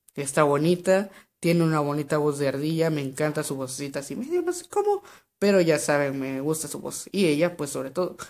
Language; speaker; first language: Spanish; native; Spanish